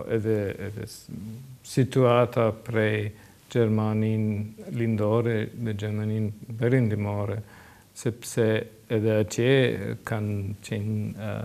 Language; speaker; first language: Albanian; non-native, learner; German